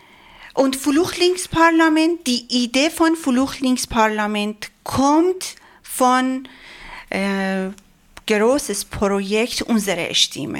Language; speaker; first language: German; non-native, learner; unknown